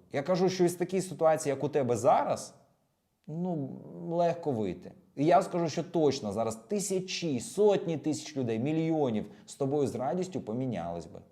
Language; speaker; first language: Ukrainian; non-native, local second language; Russian